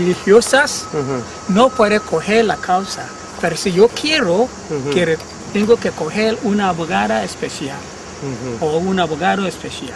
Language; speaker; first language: Spanish; non-native, learner; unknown